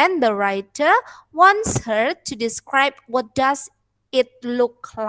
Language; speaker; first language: English; non-native, fluent; Indonesian